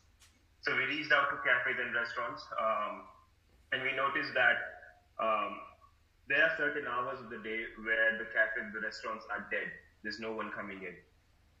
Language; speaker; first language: English; non-native, local second language; Hindi